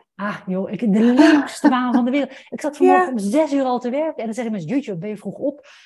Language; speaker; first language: Dutch; native; Dutch